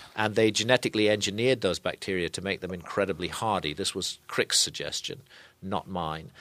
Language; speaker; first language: English; native; English